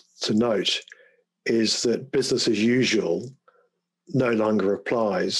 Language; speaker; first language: English; native; English